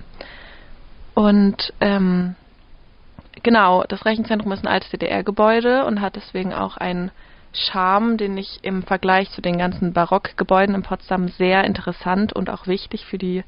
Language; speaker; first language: German; native; German